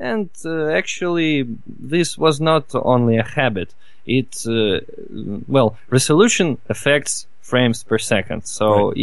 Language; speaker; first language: English; non-native, fluent; Russian